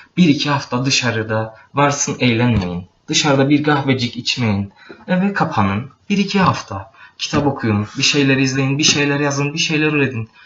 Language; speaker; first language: Turkish; native; Turkish